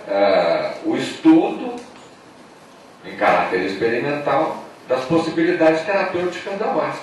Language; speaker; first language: Portuguese; native; Portuguese